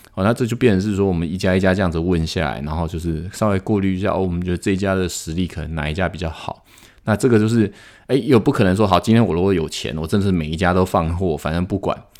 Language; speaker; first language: Chinese; native; Chinese